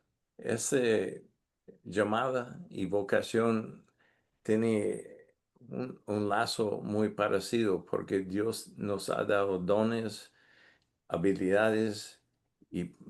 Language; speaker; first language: Spanish; non-native, fluent; English